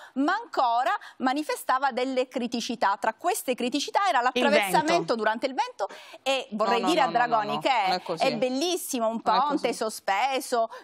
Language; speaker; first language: Italian; native; Italian